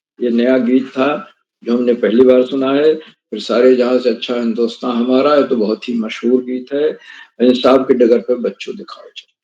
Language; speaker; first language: Hindi; native; Hindi